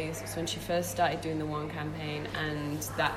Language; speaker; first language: English; native; English